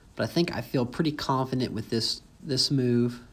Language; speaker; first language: English; native; English